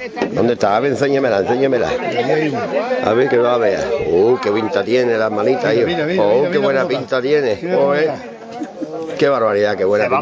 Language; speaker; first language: Spanish; native; Spanish